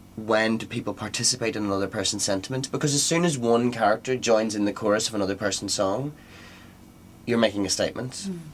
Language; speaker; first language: English; native; English